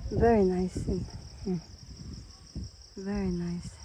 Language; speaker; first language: English; non-native, learner; Cebuano